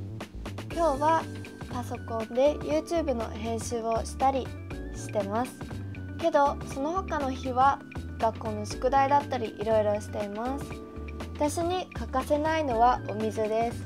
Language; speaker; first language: Japanese; early bilingual, heritage; Japanese